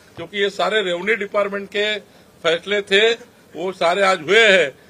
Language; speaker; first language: Hindi; non-native, local second language; Marathi